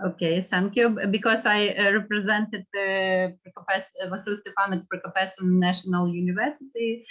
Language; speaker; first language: English; non-native, fluent; Ukrainian